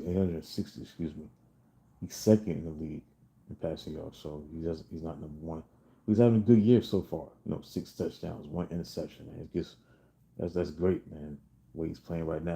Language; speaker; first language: English; native; English